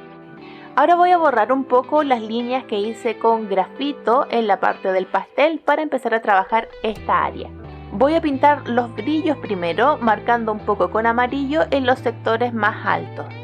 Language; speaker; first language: Spanish; native; Spanish